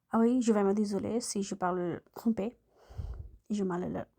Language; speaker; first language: French; non-native, learner; Bangla